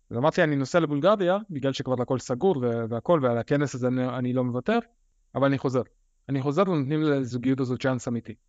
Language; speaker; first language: Hebrew; early bilingual, other home language; Russian